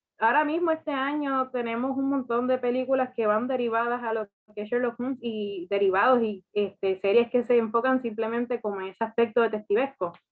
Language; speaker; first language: Spanish; early bilingual, heritage; Spanish